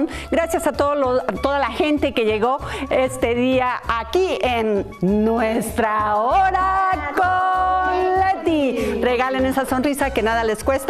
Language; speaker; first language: Spanish; native; Spanish